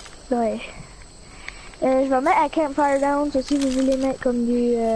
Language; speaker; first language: French; early bilingual, heritage; French